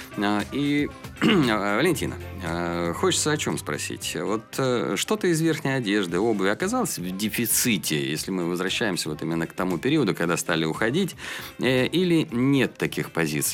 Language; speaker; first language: Russian; native; Russian